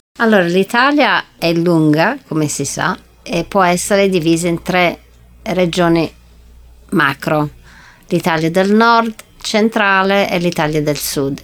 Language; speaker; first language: Italian; non-native, fluent; English